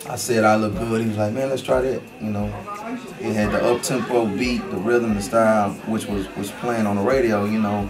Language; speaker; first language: English; native; English